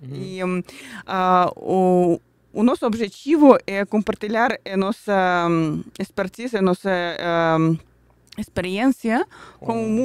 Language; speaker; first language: Portuguese; non-native, fluent; Russian